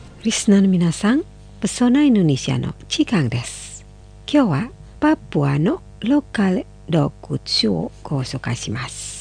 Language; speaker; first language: Japanese; non-native, fluent; Indonesian